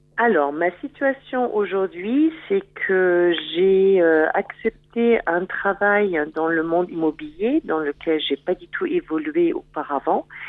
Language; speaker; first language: French; non-native, fluent; German